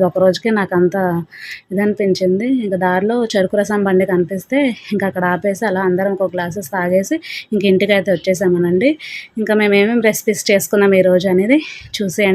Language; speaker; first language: Telugu; native; Telugu